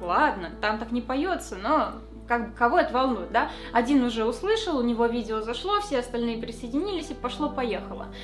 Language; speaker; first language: Russian; native; Russian